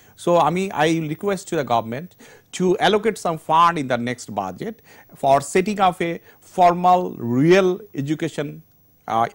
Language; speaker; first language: English; non-native, local second language; Bangla